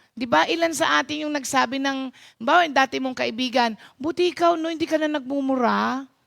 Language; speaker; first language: Filipino; non-native, local second language; Pampanga